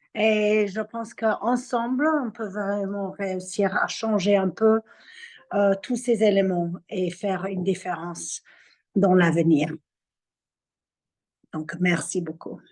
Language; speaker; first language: French; non-native, fluent; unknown